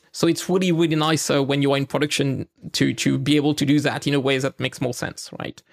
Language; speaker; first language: English; non-native, fluent; French